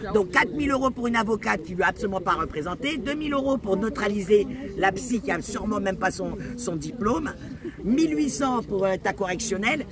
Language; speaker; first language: French; native; French